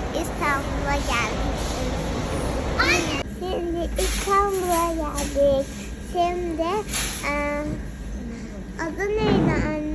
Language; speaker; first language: Turkish; early bilingual, heritage; Turkish